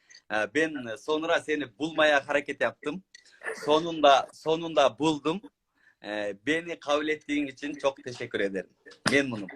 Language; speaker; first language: Turkish; non-native, learner; Kyrgyz